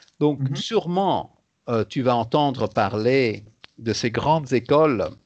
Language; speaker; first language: French; native; French